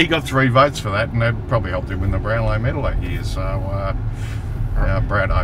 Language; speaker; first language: English; native; English